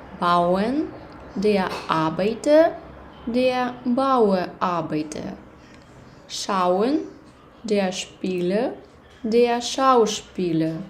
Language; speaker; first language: German; non-native, fluent; Ukrainian